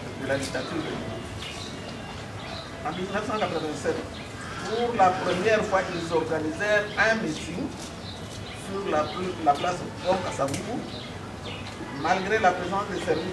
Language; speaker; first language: French; non-native, local second language; Lingala